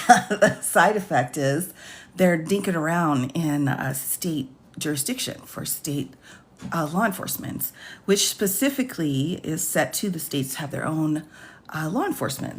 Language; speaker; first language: English; native; English